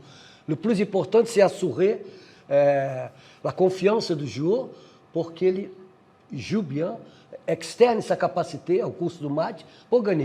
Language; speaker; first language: French; non-native, fluent; Portuguese